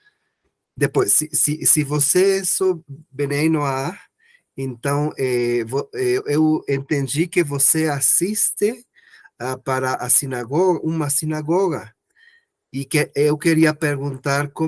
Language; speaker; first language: Portuguese; non-native, learner; Spanish